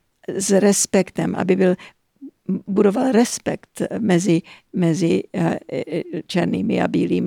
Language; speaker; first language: Czech; early bilingual, heritage; Czech